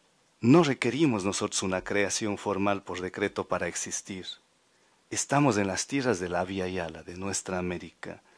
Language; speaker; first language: Spanish; native; Spanish